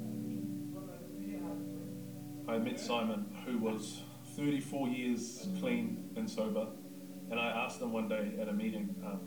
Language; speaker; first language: English; native; English